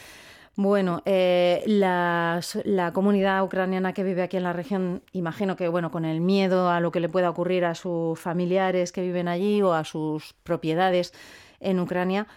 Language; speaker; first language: Spanish; native; Spanish